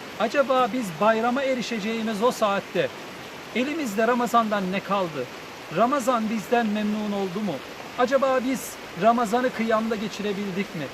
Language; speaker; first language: Turkish; native; Turkish